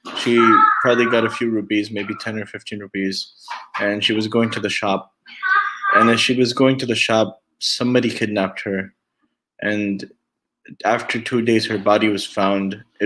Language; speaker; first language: English; native; English